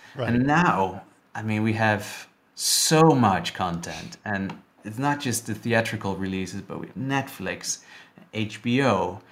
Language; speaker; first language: English; non-native, fluent; Dutch